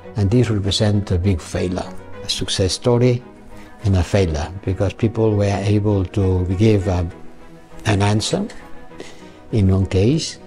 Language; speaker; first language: English; non-native, fluent; Catalan